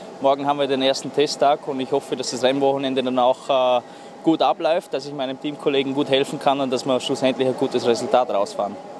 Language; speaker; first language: German; native; German